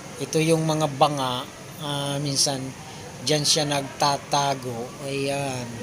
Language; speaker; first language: Filipino; non-native, local second language; Cebuano